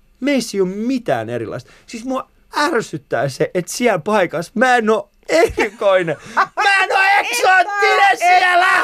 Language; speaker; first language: Finnish; early bilingual, other home language; Persian